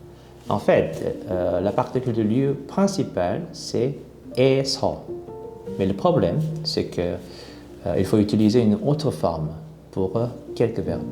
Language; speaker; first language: French; non-native, fluent; Korean